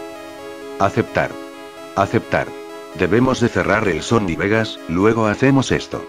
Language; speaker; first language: Spanish; native; Spanish